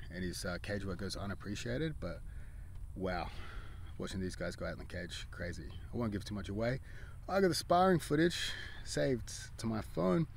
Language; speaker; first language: English; native; English